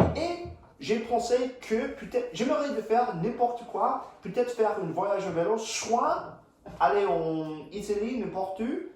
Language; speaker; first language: French; non-native, fluent; English